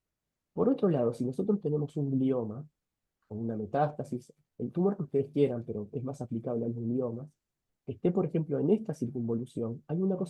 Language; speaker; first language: Spanish; native; Spanish